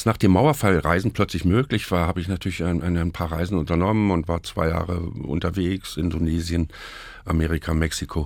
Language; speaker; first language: German; native; German